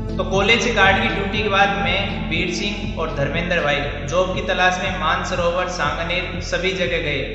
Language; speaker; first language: Hindi; native; Hindi